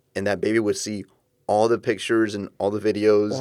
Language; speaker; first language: English; early bilingual, other home language; Spanish